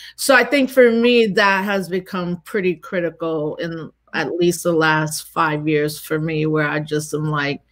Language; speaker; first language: English; native; English